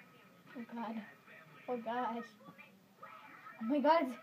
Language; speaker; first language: English; native; English